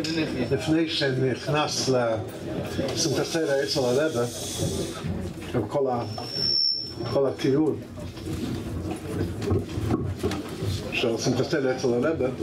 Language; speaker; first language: Hebrew; non-native, fluent; English